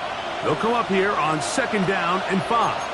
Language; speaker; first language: English; native; English